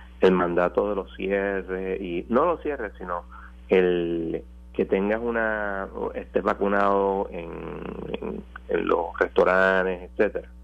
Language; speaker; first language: Spanish; native; Spanish